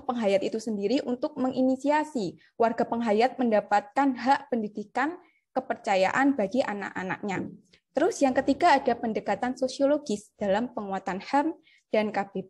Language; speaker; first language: Indonesian; native; Indonesian